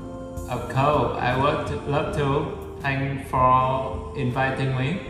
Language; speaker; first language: English; non-native, learner; Vietnamese